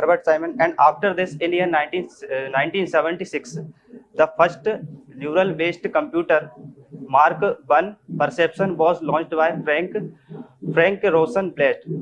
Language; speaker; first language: English; non-native, learner; Hindi